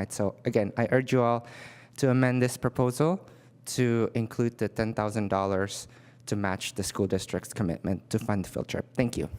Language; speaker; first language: English; non-native, fluent; Indonesian